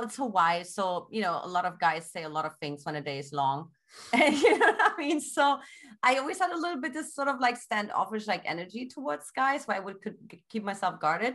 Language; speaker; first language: English; non-native, fluent; German